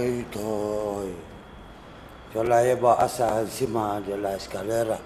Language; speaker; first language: Spanish; non-native, learner; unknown